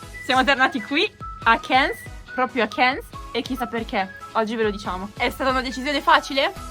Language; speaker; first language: Italian; native; Italian